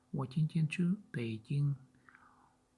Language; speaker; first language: Chinese; non-native, learner; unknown